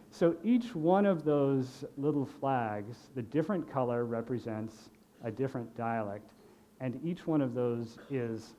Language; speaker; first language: English; native; English